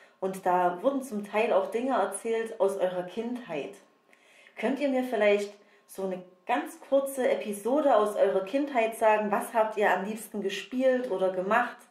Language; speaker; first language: German; native; German